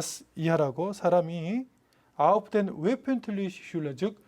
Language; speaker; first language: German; non-native, fluent; Korean